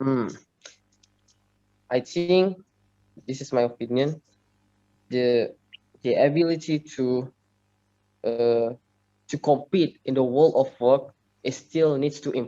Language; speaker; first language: English; non-native, learner; Indonesian